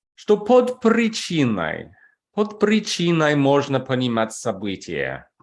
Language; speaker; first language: Russian; non-native, fluent; English